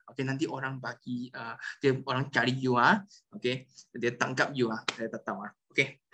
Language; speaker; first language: Malay; non-native, local second language; Chinese